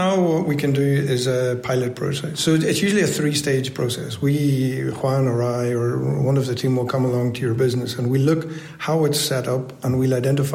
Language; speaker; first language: English; native; English